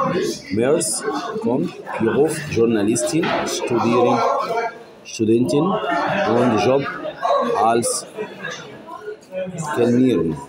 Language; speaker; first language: German; non-native, learner; Arabic